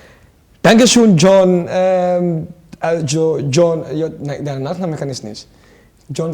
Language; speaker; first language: German; non-native, learner; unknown